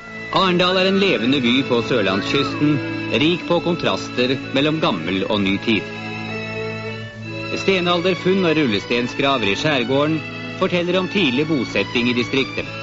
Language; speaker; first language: Norwegian; native; Norwegian